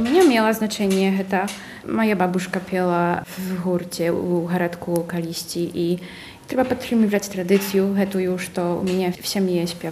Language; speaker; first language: Polish; non-native, local second language; Belarusian